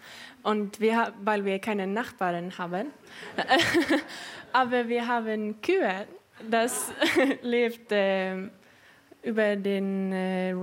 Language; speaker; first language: German; non-native, fluent; Swedish